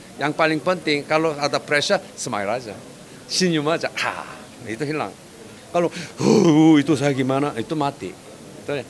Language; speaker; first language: Indonesian; non-native, fluent; Korean